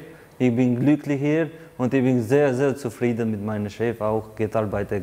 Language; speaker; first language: German; non-native, learner; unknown